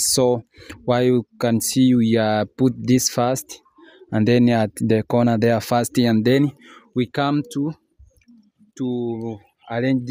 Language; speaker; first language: English; non-native, learner; Swahili